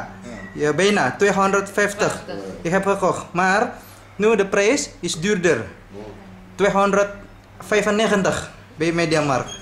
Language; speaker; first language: Dutch; non-native, learner; Indonesian